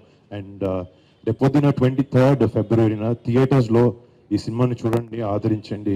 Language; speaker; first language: Telugu; native; Telugu